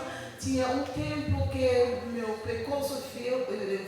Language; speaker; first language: Portuguese; non-native, learner; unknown